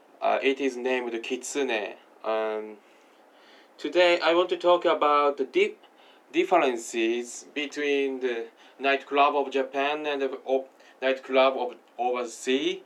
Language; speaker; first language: English; non-native, learner; Japanese